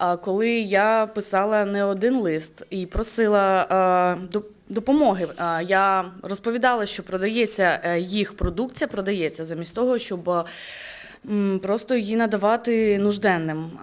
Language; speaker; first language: Ukrainian; native; Ukrainian